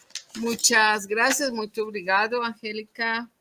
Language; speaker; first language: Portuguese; non-native, learner; Spanish